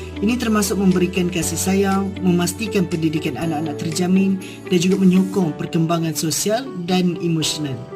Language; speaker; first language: Malay; native; Malay